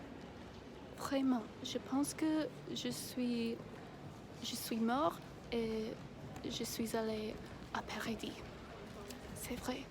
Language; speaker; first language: French; non-native, learner; English